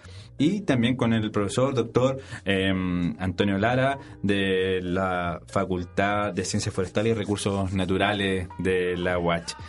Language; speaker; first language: Spanish; native; Spanish